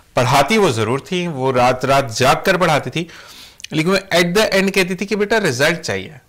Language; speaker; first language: Urdu; native; Urdu